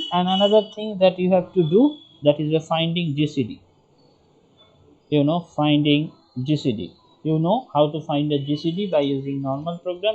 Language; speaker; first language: English; non-native, local second language; Bangla